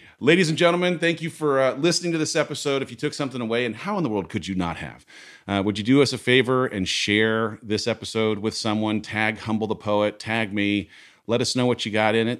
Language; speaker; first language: English; native; English